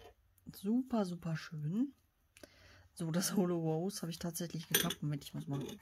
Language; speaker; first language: German; native; German